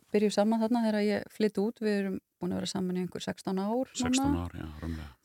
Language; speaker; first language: Icelandic; native; Icelandic